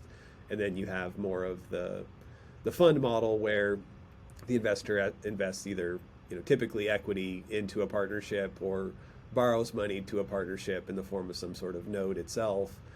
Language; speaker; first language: English; native; English